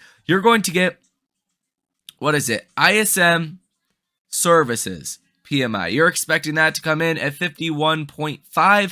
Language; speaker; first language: English; native; English